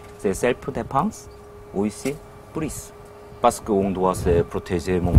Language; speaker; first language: French; non-native, learner; Korean